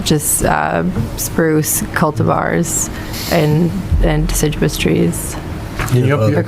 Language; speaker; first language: English; native; English